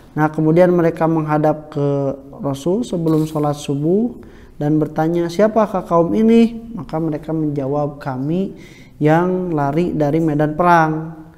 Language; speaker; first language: Indonesian; non-native, local second language; Sundanese